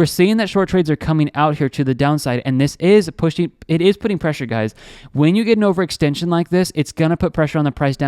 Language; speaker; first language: English; native; English